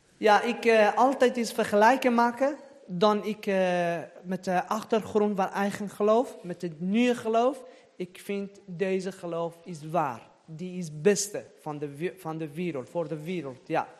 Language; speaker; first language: Dutch; non-native, learner; Persian